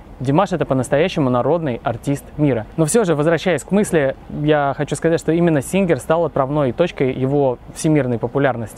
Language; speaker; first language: Russian; native; Russian